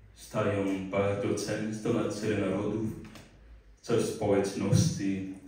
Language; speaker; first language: Polish; non-native, fluent; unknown